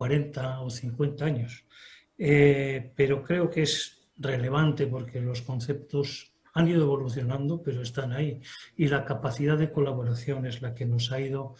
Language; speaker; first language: Spanish; native; Spanish